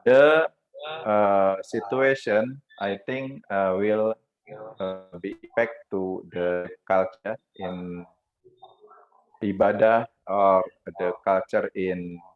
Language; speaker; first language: English; non-native, learner; Indonesian